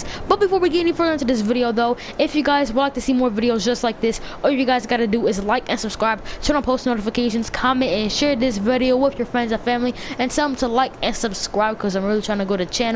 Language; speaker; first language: English; native; English